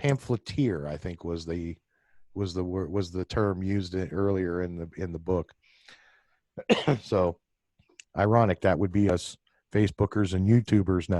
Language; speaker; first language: English; native; English